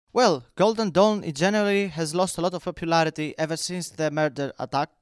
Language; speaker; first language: English; non-native, fluent; Greek